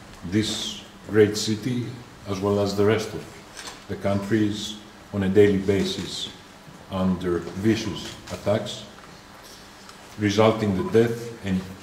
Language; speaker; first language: English; non-native, fluent; Greek